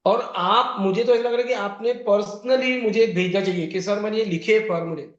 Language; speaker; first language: Hindi; non-native, local second language; Marathi